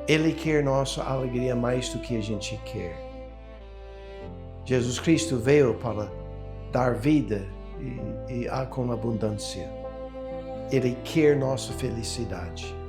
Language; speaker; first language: Portuguese; non-native, fluent; English